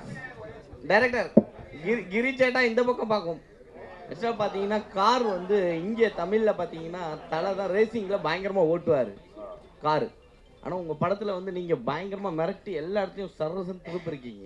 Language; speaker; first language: Tamil; native; Tamil